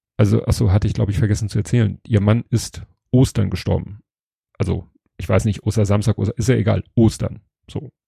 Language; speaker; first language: German; native; German